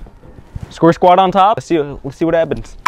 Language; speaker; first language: English; native; English